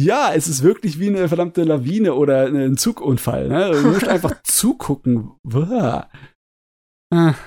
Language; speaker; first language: German; native; German